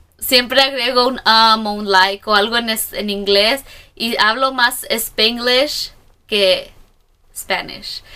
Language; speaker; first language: Spanish; early bilingual, heritage; Spanish